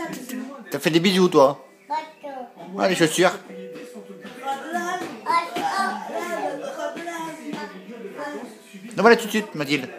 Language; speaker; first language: French; native; French